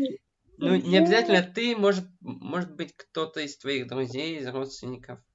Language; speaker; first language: Russian; native; Russian